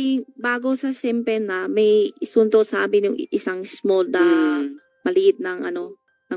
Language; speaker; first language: Filipino; non-native, learner; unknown